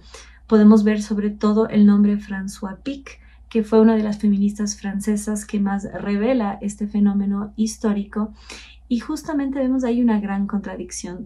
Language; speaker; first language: Spanish; native; Spanish